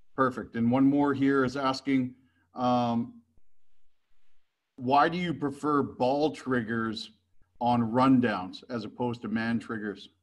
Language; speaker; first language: English; native; English